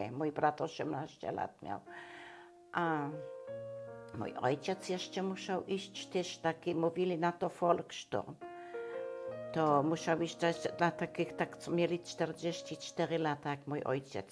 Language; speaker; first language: Polish; non-native, local second language; German